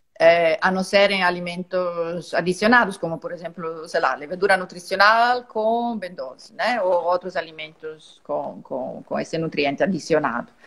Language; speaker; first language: Portuguese; non-native, fluent; Italian